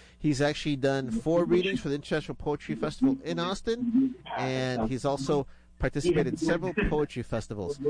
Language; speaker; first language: English; early bilingual, other home language; Spanish